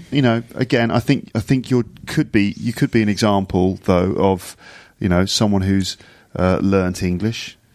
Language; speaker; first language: English; native; English